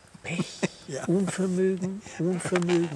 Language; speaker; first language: German; native; German